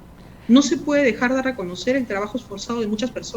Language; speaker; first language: Spanish; native; Spanish